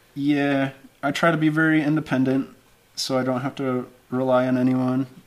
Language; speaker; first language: English; native; English